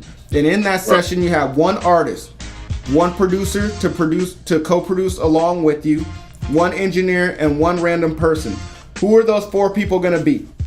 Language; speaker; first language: English; native; English